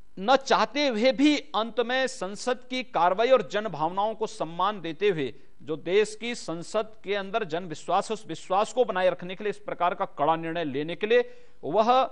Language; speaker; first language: Hindi; native; Hindi